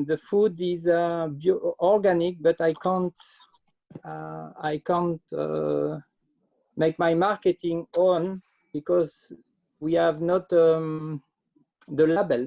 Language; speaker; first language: English; non-native, learner; French